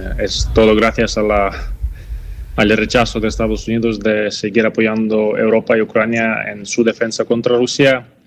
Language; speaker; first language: Spanish; non-native, fluent; Ukrainian